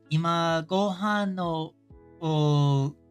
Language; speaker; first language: Japanese; non-native, learner; English